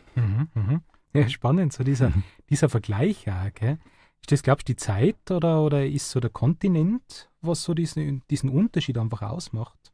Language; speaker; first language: German; native; German